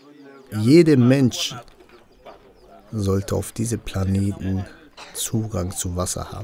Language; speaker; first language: German; non-native, local second language; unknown